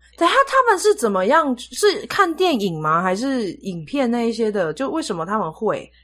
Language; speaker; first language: Chinese; native; Chinese